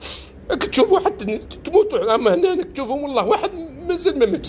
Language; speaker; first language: Arabic; native; Arabic